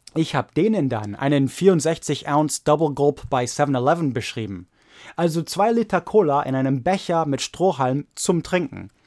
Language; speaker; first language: German; non-native, fluent; English